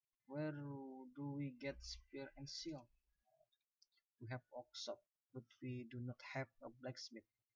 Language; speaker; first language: English; non-native, learner; Sundanese